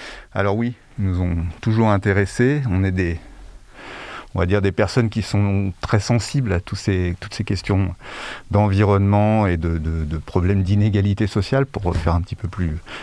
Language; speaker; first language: French; native; French